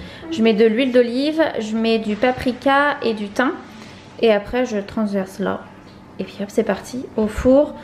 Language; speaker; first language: French; native; French